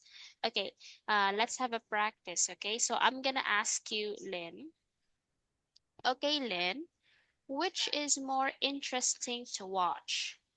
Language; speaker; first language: English; non-native, fluent; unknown